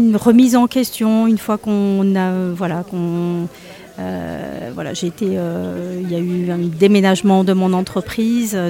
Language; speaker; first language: French; non-native, fluent; Spanish